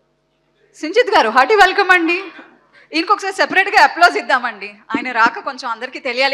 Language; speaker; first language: Telugu; native; Telugu